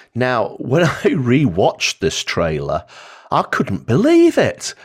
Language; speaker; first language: English; native; English